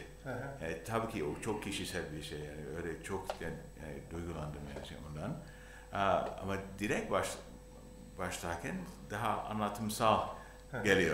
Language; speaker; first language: Turkish; non-native, learner; English